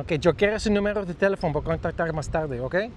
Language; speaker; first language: Spanish; non-native, learner; English